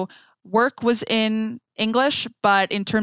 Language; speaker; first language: English; native; English